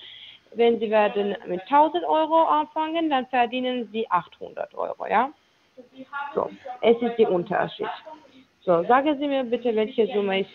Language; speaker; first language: German; non-native, learner; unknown